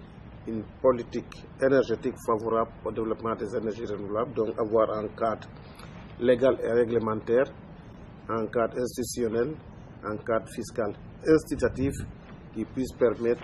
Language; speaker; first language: French; non-native, local second language; Wolof